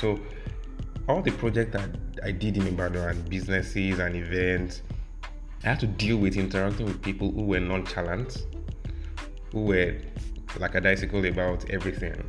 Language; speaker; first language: English; non-native, local second language; Yoruba